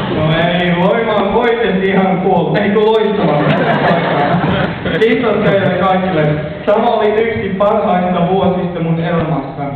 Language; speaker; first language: Finnish; non-native, learner; English